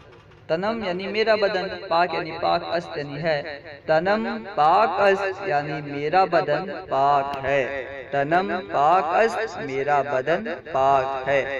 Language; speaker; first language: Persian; non-native, fluent; Urdu